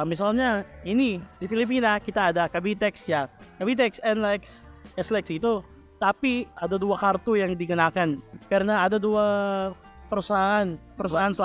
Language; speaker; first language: Indonesian; non-native, fluent; Filipino